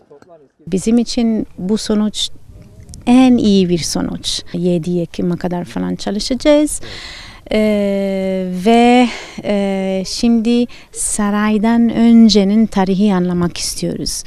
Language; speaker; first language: Turkish; non-native, fluent; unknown